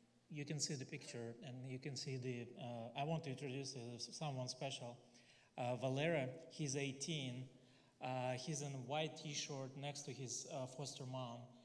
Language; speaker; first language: English; non-native, fluent; Russian